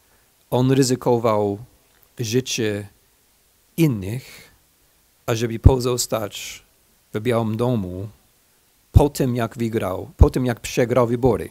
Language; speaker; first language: Polish; non-native, fluent; English